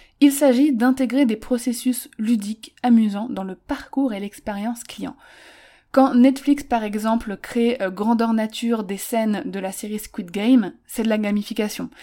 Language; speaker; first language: French; native; French